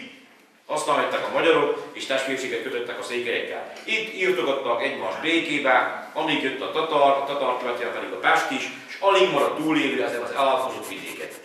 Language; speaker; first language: Hungarian; native; Hungarian